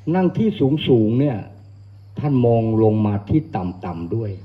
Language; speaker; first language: Thai; non-native, local second language; Northern Khmer